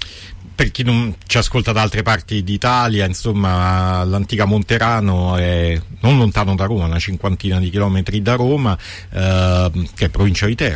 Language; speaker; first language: Italian; native; Italian